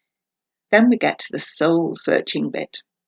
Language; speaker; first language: English; native; English